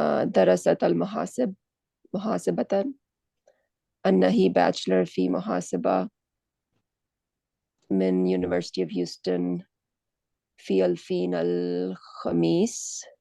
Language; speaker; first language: Arabic; non-native, learner; Urdu